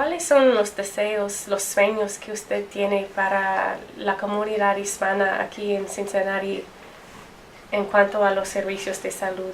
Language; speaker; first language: Spanish; non-native, fluent; English